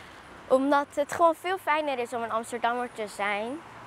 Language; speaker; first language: Dutch; early bilingual, other home language; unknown